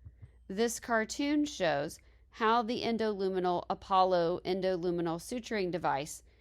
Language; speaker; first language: English; native; English